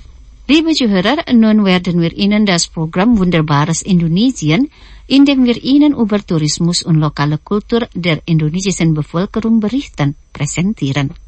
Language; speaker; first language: German; non-native, fluent; Indonesian